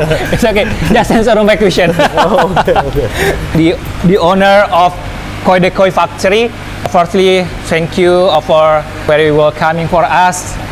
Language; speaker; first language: English; non-native, learner; Indonesian